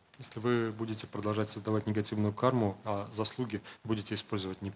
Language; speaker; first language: Russian; native; Russian